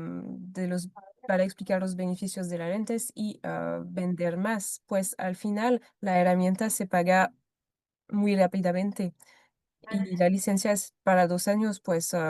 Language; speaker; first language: Spanish; non-native, fluent; French